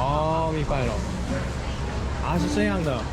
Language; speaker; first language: Chinese; non-native, fluent; Korean